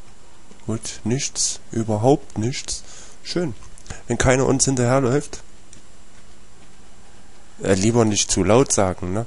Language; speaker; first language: German; native; German